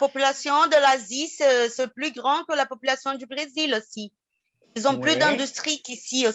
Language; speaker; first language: French; non-native, fluent; Portuguese